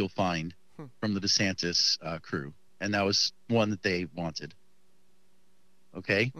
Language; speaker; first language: English; native; English